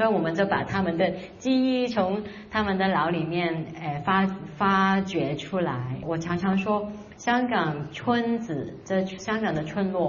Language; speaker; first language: Chinese; non-native, local second language; Cantonese